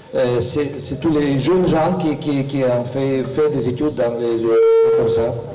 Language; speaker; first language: French; non-native, fluent; Russian